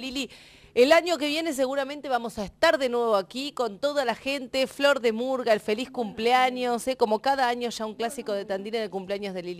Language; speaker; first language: Spanish; native; Spanish